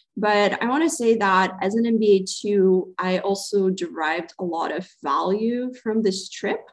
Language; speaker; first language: English; non-native, fluent; Ukrainian